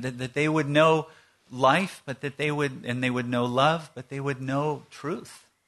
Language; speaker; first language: English; native; English